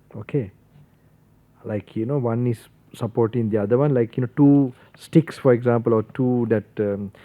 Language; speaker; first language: English; non-native, local second language; Sinhala